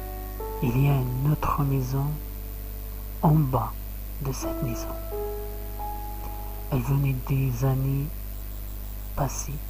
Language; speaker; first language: French; non-native, learner; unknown